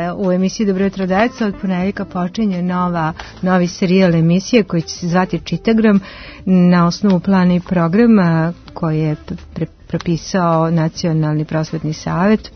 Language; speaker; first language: Serbian; native; Serbian